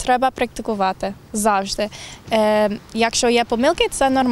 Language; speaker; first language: Ukrainian; non-native, learner; English